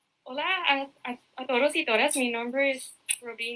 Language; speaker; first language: Spanish; non-native, fluent; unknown